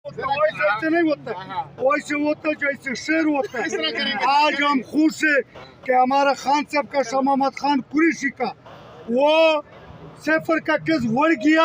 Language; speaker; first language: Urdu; non-native, local second language; Pashto